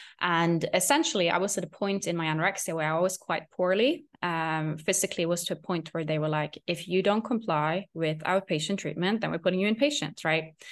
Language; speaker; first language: English; non-native, fluent; Norwegian